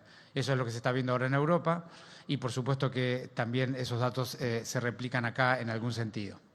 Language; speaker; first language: Spanish; native; Spanish